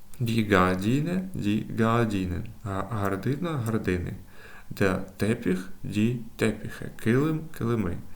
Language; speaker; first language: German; non-native, fluent; Ukrainian